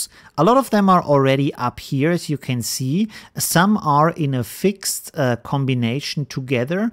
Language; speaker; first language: English; non-native, fluent; German